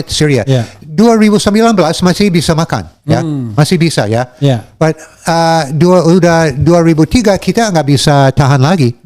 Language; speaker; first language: Indonesian; non-native, learner; English